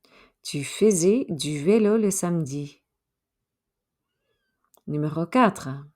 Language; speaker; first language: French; non-native, fluent; English